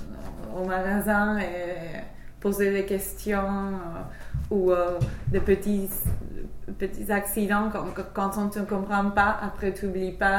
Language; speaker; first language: French; non-native, fluent; English